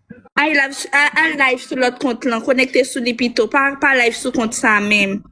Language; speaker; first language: French; non-native, learner; Haitian Creole